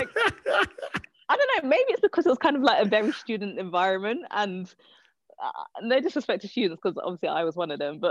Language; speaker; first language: English; native; English